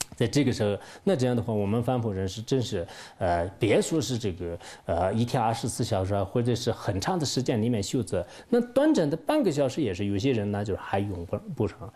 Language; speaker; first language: Chinese; non-native, local second language; Tibetan